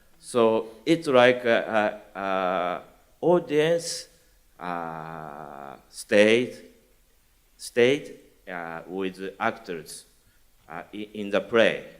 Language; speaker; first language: English; non-native, learner; Japanese